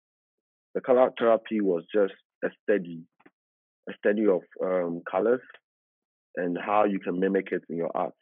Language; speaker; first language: English; non-native, local second language; Akan